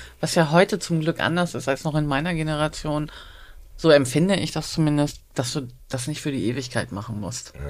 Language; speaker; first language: German; native; German